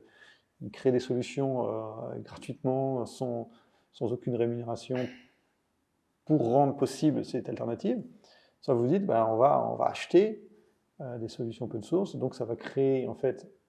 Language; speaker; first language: French; native; French